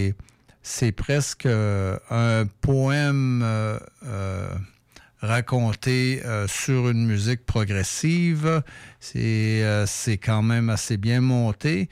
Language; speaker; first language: French; native; French